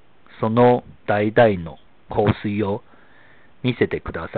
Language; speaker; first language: Japanese; non-native, fluent; Chinese